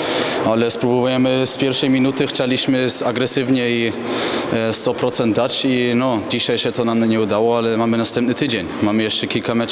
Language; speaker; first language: Polish; early bilingual, heritage; German